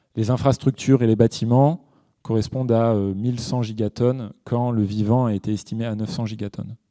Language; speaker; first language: French; native; French